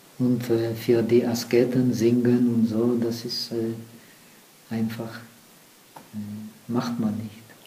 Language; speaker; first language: German; non-native, fluent; Czech